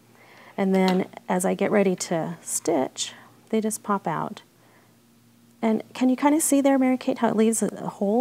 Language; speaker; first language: English; native; English